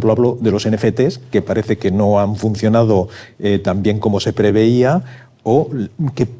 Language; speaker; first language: Spanish; native; Spanish